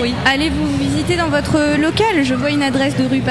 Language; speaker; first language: French; native; French